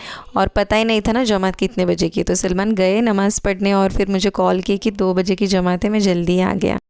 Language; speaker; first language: Hindi; native; Hindi